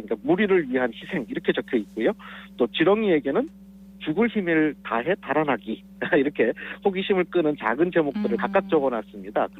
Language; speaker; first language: Korean; native; Korean